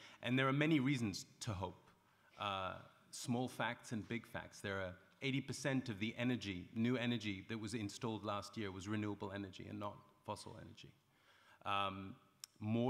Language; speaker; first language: English; native; English